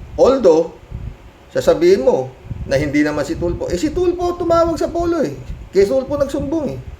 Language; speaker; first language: Filipino; native; Filipino